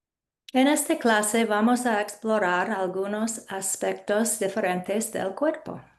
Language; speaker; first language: Spanish; non-native, fluent; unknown